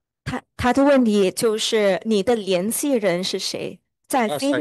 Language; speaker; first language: Chinese; early bilingual, heritage; Chinese